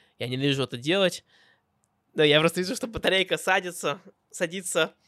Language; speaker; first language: Russian; early bilingual, heritage; Russian